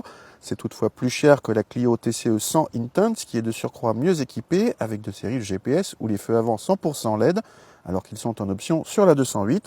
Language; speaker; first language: French; native; French